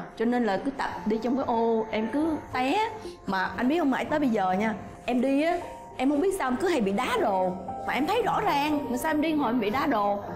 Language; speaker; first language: Vietnamese; native; Vietnamese